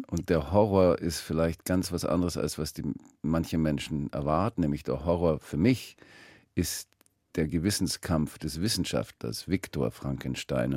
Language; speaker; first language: German; early bilingual, heritage; German